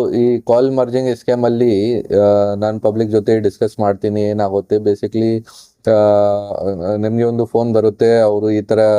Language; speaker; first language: Kannada; non-native, fluent; Hindi